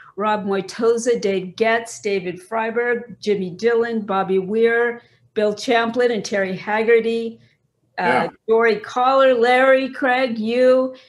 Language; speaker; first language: English; native; English